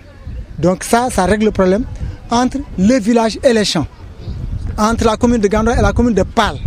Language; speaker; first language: French; non-native, local second language; Wolof